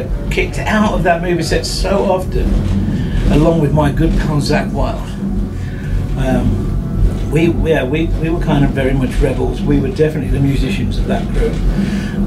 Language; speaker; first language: English; native; English